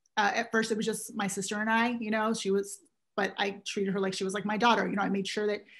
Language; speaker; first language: English; native; English